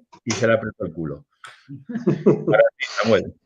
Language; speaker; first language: Spanish; native; Spanish